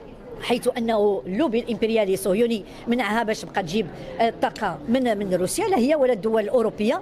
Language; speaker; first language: Arabic; native; Arabic